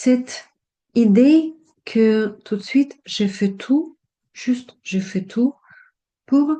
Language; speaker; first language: French; non-native, fluent; Russian